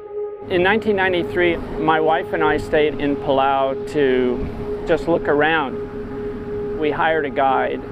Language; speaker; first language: English; native; English